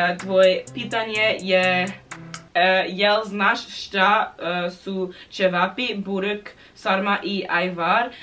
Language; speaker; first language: Bosnian; non-native, learner; English